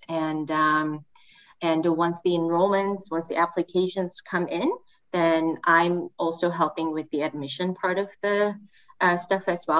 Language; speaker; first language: English; non-native, fluent; Korean